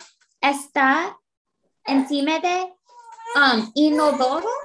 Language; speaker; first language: Spanish; non-native, learner; English